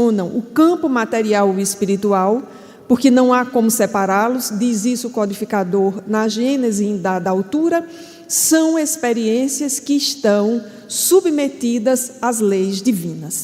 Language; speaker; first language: Portuguese; native; Portuguese